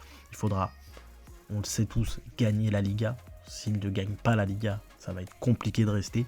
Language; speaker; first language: French; native; French